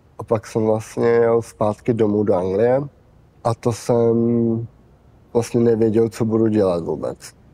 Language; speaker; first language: Czech; early bilingual, heritage; Czech